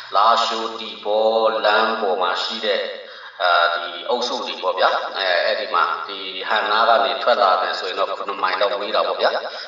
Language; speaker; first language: Burmese; non-native, local second language; Shan